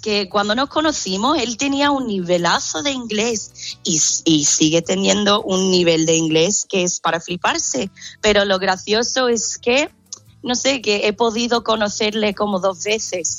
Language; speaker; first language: Spanish; non-native, fluent; English